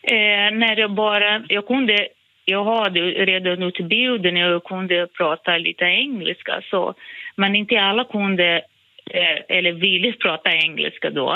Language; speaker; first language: Swedish; non-native, fluent; Portuguese